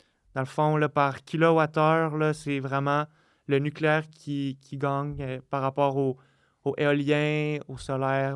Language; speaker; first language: French; native; French